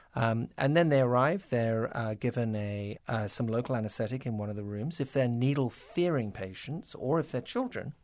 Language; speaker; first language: English; native; English